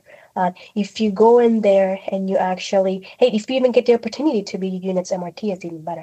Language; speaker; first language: English; non-native, fluent; Spanish